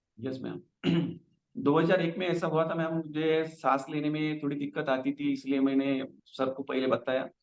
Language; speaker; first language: Hindi; non-native, local second language; Marathi